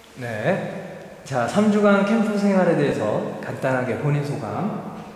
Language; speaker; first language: Korean; native; Korean